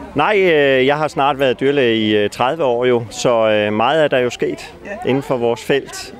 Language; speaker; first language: Danish; native; Danish